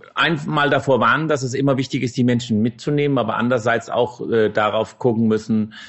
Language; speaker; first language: German; non-native, fluent; Danish